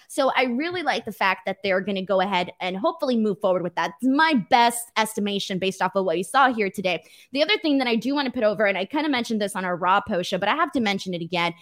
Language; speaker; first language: English; early bilingual, other home language; Spanish